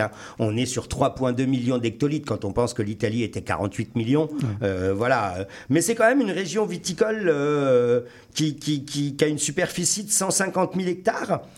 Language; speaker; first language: French; native; French